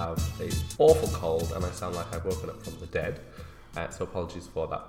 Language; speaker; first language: English; native; English